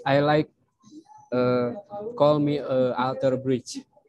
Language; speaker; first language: English; non-native, learner; Indonesian